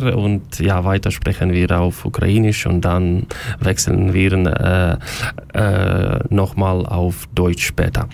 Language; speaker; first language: German; non-native, learner; Ukrainian